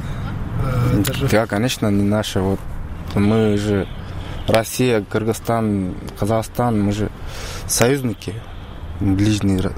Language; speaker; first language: Russian; non-native, learner; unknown